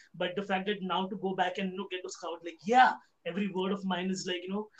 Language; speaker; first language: English; non-native, local second language; Hindi